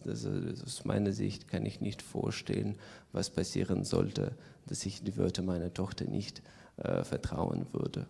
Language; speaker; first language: German; non-native, fluent; Russian